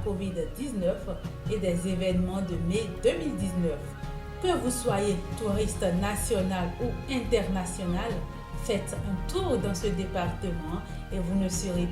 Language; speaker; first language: French; native; French